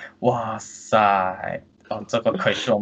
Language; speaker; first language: Chinese; non-native, fluent; Korean